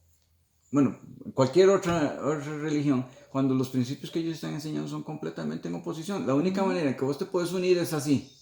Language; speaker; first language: Spanish; native; Spanish